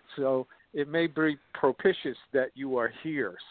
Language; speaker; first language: English; native; English